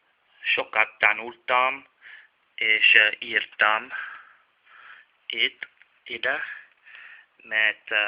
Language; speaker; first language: Hungarian; non-native, learner; Czech